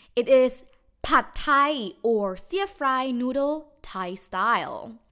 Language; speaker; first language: English; non-native, fluent; Thai